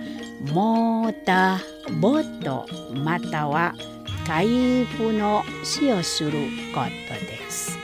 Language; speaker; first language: Japanese; non-native, fluent; Indonesian